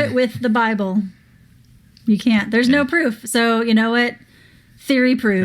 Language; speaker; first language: English; native; English